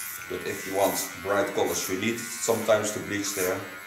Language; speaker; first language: English; non-native, fluent; Dutch